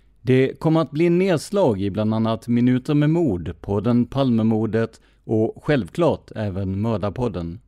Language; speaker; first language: Swedish; native; Swedish